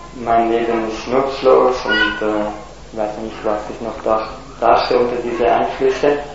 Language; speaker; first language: German; non-native, fluent; Italian